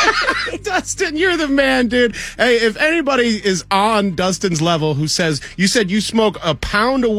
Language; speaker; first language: English; native; English